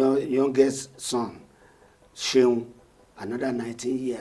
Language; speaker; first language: English; non-native, local second language; Yoruba